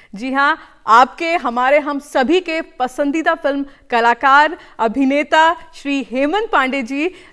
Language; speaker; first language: Hindi; native; Hindi